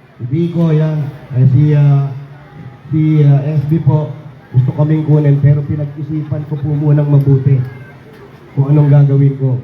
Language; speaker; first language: Filipino; native; Filipino